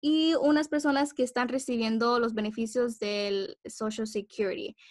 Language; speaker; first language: Spanish; early bilingual, heritage; Spanish